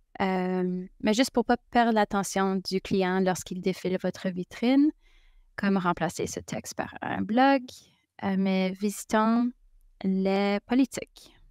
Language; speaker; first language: French; native; French